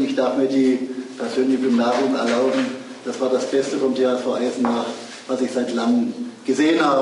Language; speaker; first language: German; native; German